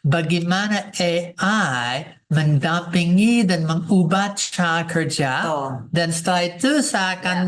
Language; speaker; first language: Indonesian; non-native, fluent; English